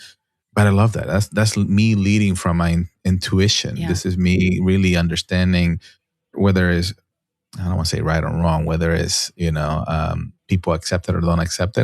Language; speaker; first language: English; non-native, fluent; Spanish